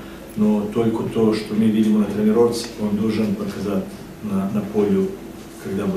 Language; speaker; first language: Russian; non-native, fluent; Serbian